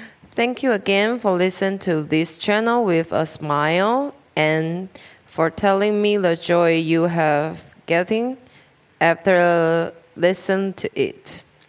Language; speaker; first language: English; non-native, learner; Chinese